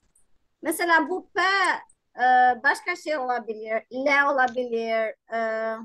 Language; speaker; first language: Turkish; non-native, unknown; Albanian